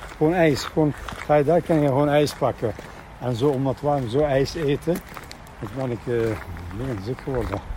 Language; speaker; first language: Dutch; non-native, learner; Turkish